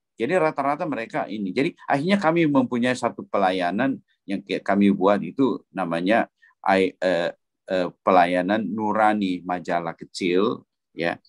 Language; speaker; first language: Indonesian; native; Indonesian